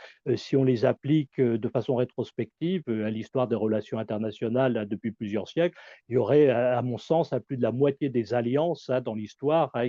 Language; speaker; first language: French; native; French